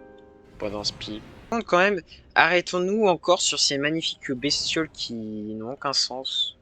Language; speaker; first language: French; native; French